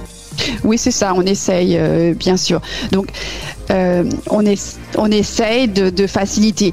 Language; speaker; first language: French; native; French